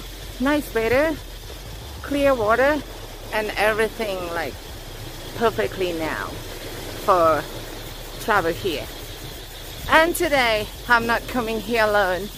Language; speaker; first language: English; non-native, learner; Thai